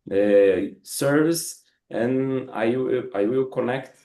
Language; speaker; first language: English; non-native, learner; Portuguese